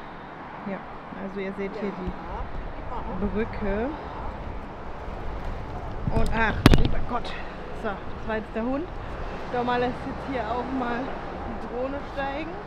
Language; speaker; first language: German; native; German